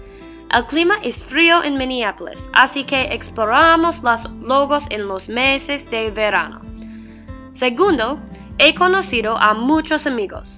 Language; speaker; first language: Spanish; non-native, learner; English